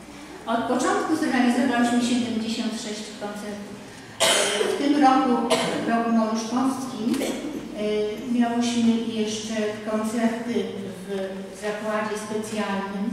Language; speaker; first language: Polish; native; Polish